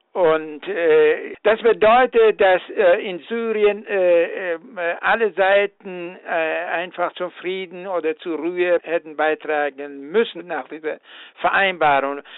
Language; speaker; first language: German; non-native, fluent; Persian